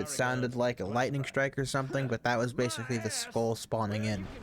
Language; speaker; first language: English; native; English